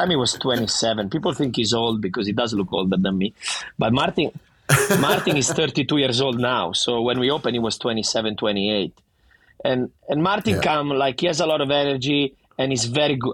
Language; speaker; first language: English; non-native, fluent; Italian